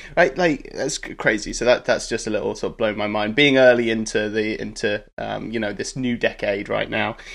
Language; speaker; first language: English; native; English